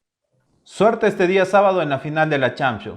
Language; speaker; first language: Spanish; native; Spanish